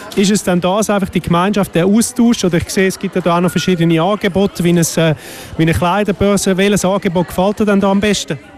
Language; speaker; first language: German; native; German